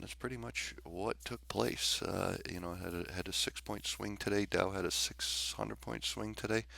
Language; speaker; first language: English; native; English